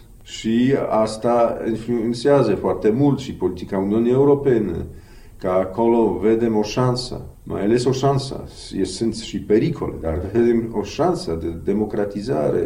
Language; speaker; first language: Romanian; non-native, fluent; Polish